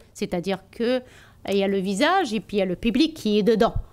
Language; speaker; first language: French; non-native, local second language; Tachelhit